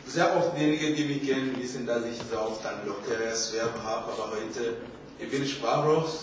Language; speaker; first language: German; non-native, fluent; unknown